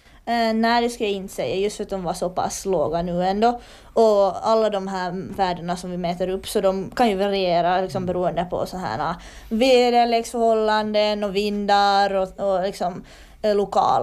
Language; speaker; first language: Swedish; native; Swedish